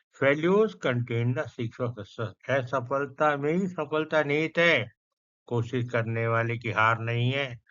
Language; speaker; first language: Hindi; non-native, local second language; Punjabi